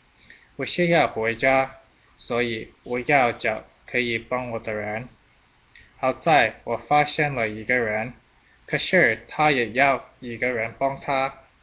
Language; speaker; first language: Chinese; non-native, learner; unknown